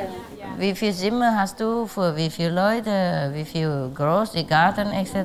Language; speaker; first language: German; non-native, learner; Vietnamese